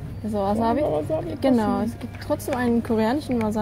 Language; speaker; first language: German; non-native, fluent; Korean